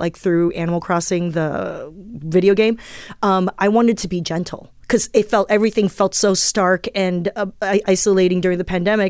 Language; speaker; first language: English; early bilingual, other home language; Chinese